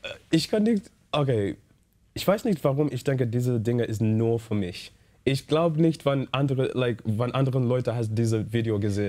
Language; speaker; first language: German; non-native, learner; English